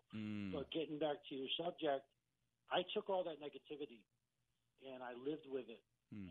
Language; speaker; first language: English; native; English